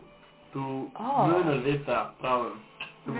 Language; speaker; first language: Icelandic; non-native, learner; English